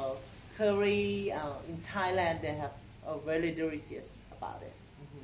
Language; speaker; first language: English; non-native, learner; Thai